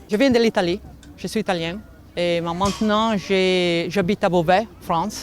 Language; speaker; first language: French; non-native, learner; Italian